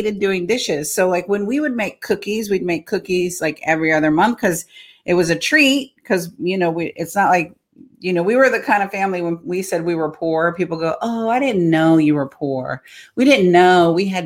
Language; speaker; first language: English; native; English